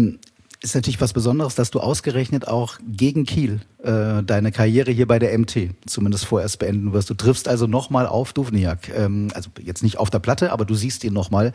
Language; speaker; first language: German; native; German